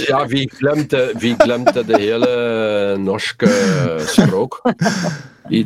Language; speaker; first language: Norwegian; non-native, learner; Polish